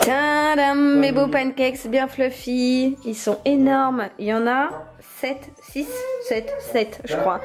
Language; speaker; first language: French; native; French